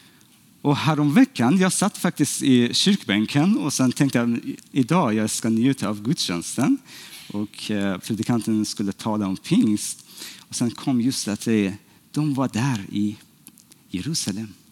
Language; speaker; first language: Swedish; non-native, fluent; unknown